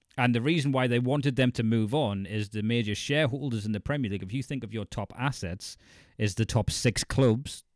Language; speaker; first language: English; native; English